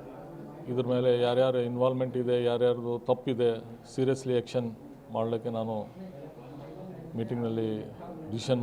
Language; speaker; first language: Kannada; non-native, local second language; Urdu